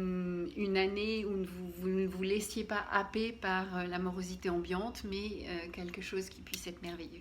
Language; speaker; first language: French; native; French